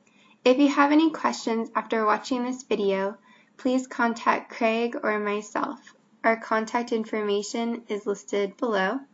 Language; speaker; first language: English; native; English